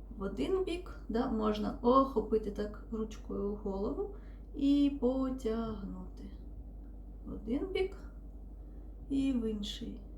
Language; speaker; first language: Ukrainian; non-native, local second language; Russian